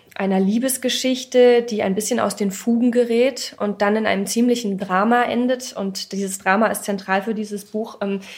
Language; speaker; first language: German; native; German